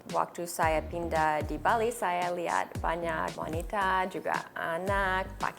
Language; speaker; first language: Indonesian; non-native, learner; English